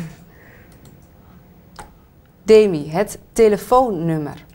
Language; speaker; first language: Dutch; native; Dutch